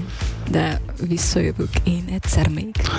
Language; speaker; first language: Hungarian; non-native, local second language; Ukrainian